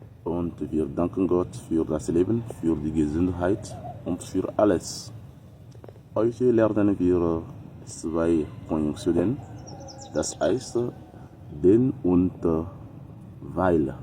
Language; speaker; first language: German; non-native, learner; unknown